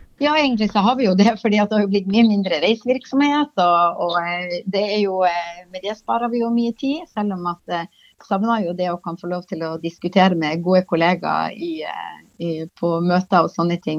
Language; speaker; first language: Norwegian; native; Norwegian